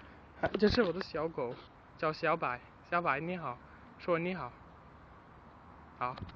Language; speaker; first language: Chinese; non-native, learner; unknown